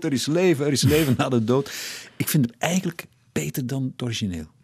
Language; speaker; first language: Dutch; native; Dutch